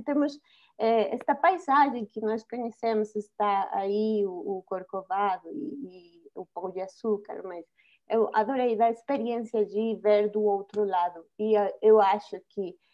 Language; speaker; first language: Portuguese; non-native, fluent; Spanish